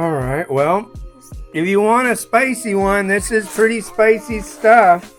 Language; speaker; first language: English; native; English